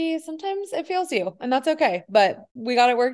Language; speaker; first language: English; native; English